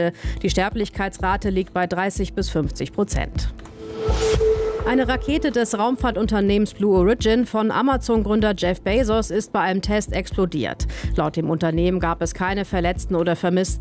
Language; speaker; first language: German; native; German